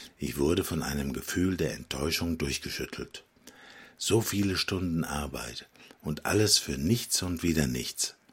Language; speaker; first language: German; non-native, fluent; Slovak